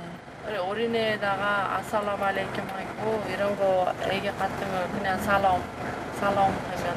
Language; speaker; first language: Korean; non-native, learner; Uzbek